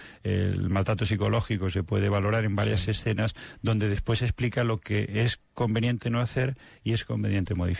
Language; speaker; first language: Spanish; native; Spanish